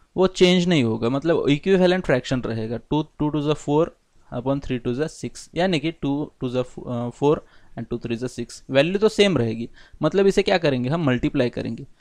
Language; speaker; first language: Hindi; non-native, local second language; Marathi